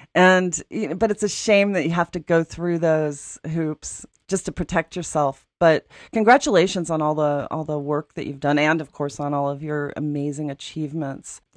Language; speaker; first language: English; native; English